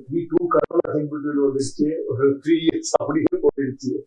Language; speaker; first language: Tamil; non-native, learner; Kannada